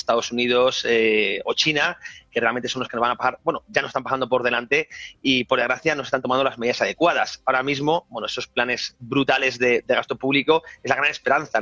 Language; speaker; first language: Spanish; native; Spanish